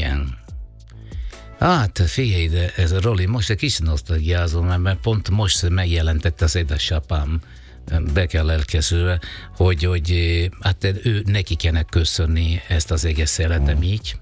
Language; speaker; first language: Hungarian; non-native, fluent; Italian